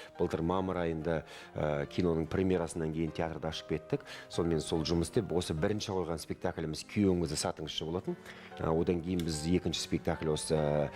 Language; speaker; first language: Kazakh; native; Kazakh